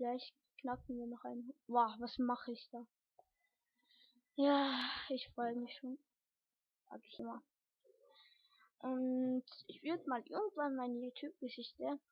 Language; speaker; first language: German; early bilingual, other home language; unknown